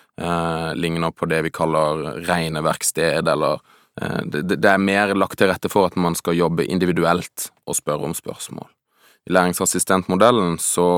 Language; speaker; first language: Norwegian; non-native, fluent; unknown